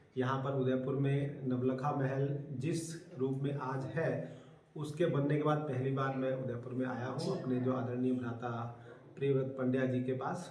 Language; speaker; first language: Hindi; native; Hindi